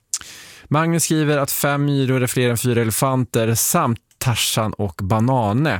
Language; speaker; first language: Swedish; native; Swedish